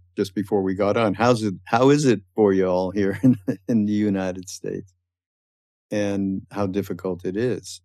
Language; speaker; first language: English; native; English